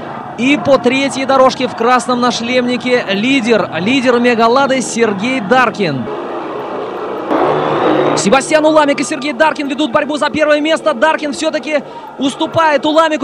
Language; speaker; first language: Russian; native; Russian